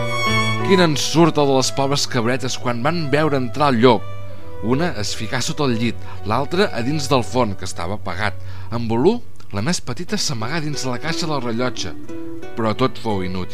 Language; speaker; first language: Catalan; native; Catalan